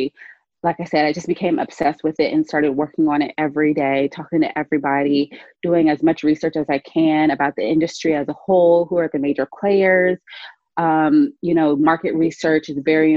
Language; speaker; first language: English; native; English